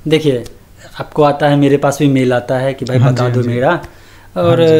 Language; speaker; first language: Hindi; native; Hindi